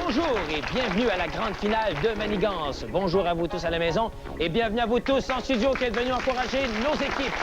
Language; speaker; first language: French; native; French